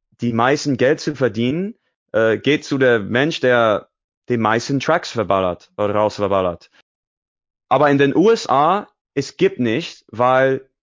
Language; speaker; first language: German; non-native, learner; English